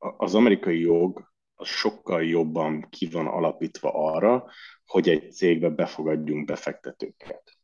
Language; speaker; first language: Hungarian; early bilingual, heritage; Hungarian